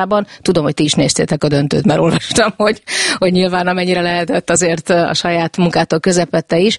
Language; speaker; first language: Hungarian; native; Hungarian